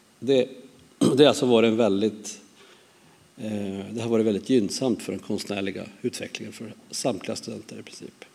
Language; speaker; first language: Swedish; native; Swedish